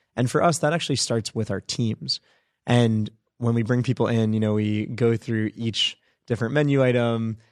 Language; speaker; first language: English; native; English